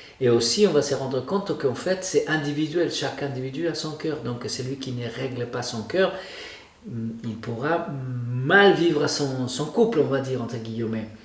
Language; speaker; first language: French; non-native, fluent; Spanish